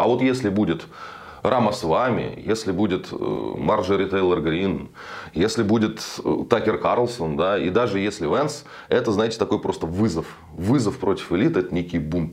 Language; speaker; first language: Russian; native; Russian